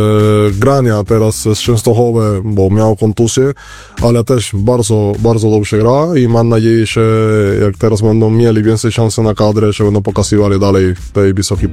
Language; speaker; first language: Polish; non-native, learner; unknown